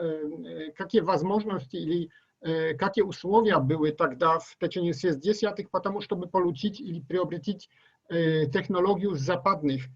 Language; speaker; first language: Russian; non-native, learner; Polish